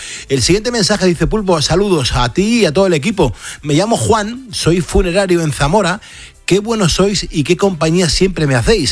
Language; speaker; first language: Spanish; native; Spanish